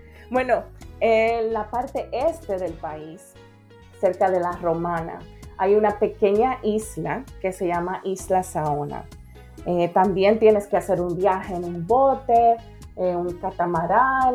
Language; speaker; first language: Spanish; native; Spanish